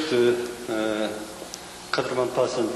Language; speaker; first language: French; non-native, learner; Japanese